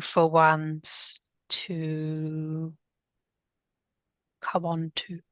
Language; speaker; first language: English; native; English